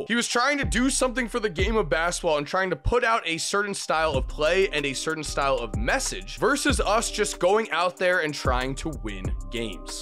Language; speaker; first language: English; native; English